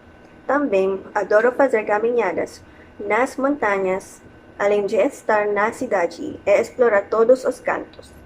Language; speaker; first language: Portuguese; non-native, learner; Filipino